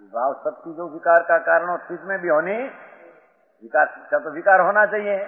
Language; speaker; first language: Hindi; non-native, local second language; Gujarati